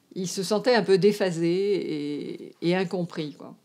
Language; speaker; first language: French; native; French